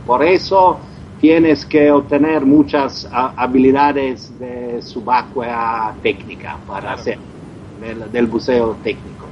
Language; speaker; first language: Spanish; non-native, learner; Croatian